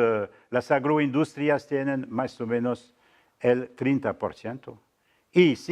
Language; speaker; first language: Spanish; non-native, fluent; French